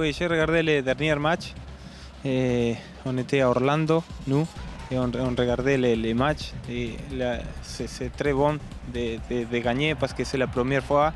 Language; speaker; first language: French; non-native, learner; Spanish